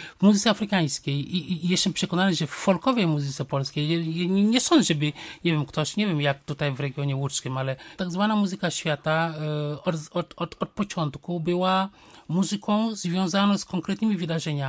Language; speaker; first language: Polish; non-native, fluent; Wolof